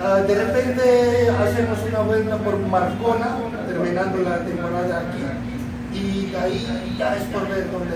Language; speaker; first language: Spanish; non-native, fluent; Afrikaans